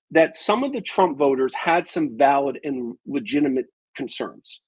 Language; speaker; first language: English; native; English